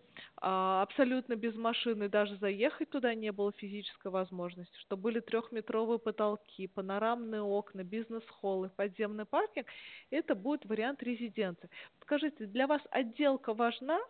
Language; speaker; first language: Russian; native; Russian